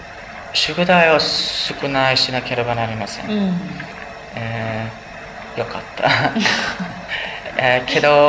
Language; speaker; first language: Japanese; non-native, learner; English